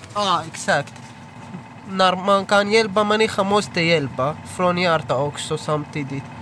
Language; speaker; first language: Swedish; non-native, learner; Arabic